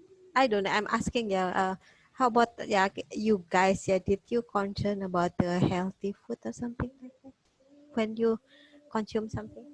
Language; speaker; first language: English; non-native, fluent; Indonesian